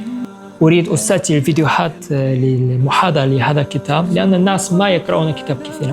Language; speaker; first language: Arabic; non-native, fluent; Korean